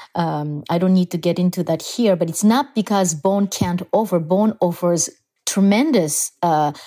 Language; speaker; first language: English; non-native, fluent; Japanese